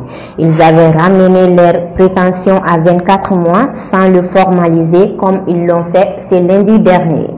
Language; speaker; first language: French; non-native, local second language; Bambara